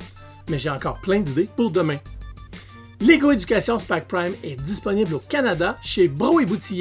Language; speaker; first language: French; native; French